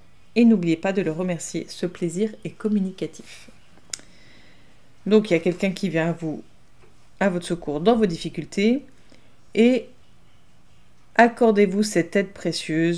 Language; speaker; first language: French; native; French